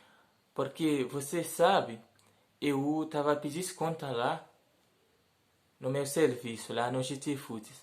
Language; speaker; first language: Portuguese; non-native, learner; Haitian Creole